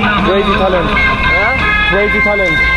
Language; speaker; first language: English; non-native, learner; Turkish